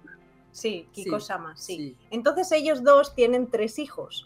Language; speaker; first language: Spanish; native; Spanish